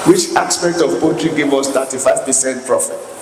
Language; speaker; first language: English; non-native, local second language; Yoruba